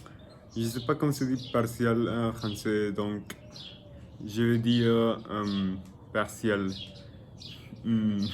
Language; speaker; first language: French; non-native, learner; Spanish